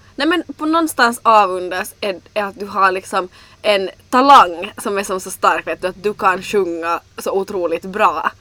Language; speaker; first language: Swedish; native; Swedish